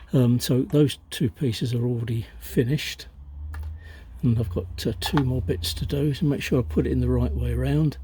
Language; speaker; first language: English; native; English